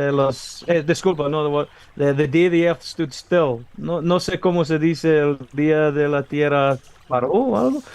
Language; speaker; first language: Spanish; non-native, learner; English